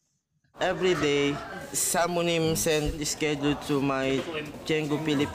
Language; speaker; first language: English; non-native, learner; Filipino